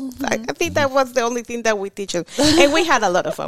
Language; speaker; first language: English; non-native, fluent; Spanish